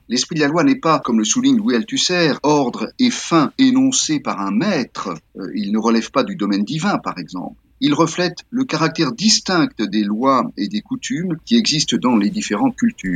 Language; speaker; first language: French; native; French